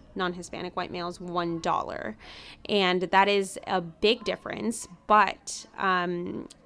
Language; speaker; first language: English; early bilingual, other home language; Spanish